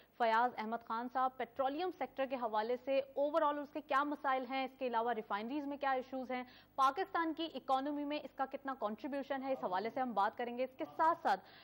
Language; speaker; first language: Urdu; native; Urdu